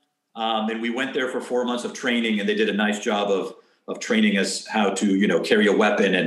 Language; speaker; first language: English; early bilingual, other home language; Spanish